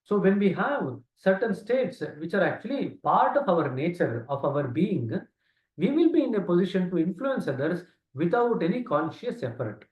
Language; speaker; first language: English; non-native, local second language; Kannada